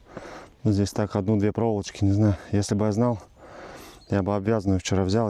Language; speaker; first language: Russian; native; Russian